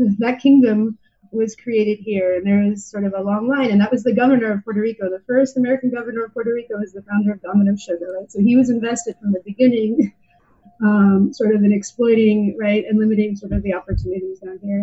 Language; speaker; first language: English; native; English